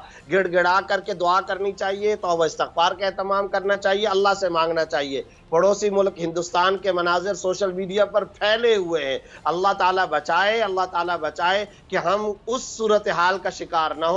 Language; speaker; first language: Urdu; native; Urdu